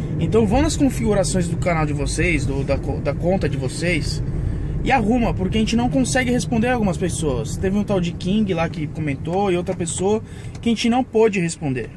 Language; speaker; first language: Portuguese; native; Portuguese